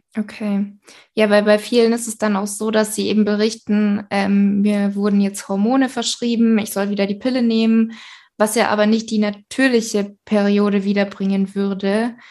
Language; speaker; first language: German; native; German